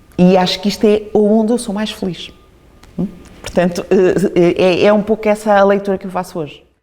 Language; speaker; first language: Portuguese; native; Portuguese